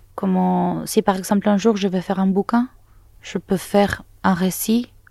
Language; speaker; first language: French; non-native, fluent; Spanish